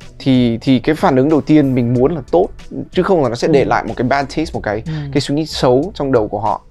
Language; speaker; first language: Vietnamese; early bilingual, heritage; Vietnamese